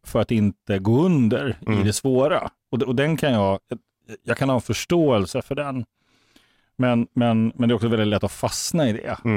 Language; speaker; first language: Swedish; native; Swedish